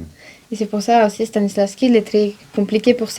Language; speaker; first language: French; non-native, fluent; Bulgarian